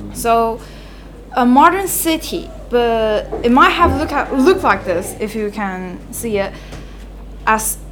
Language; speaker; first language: English; non-native, fluent; Chinese